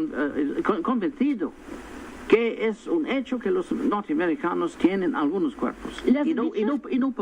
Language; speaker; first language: Spanish; non-native, fluent; English